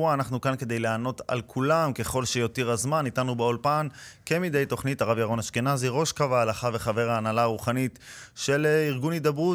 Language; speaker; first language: Hebrew; native; Hebrew